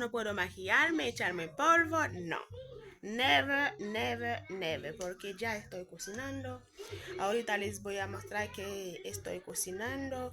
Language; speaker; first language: Spanish; non-native, fluent; Haitian Creole